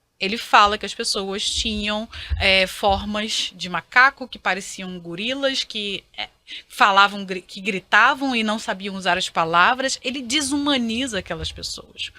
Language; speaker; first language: Portuguese; native; Portuguese